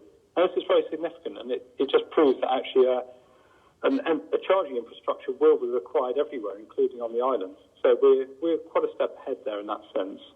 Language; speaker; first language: English; native; English